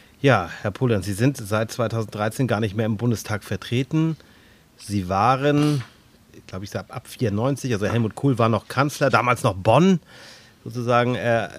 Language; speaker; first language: German; native; German